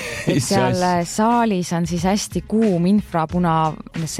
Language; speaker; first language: Estonian; native; Estonian